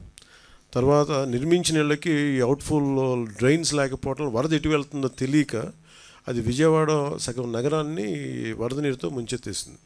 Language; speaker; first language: Telugu; native; Telugu